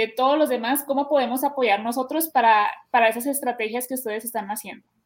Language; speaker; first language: Spanish; native; Spanish